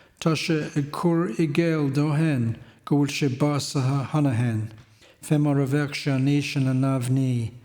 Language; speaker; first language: Irish; native; Irish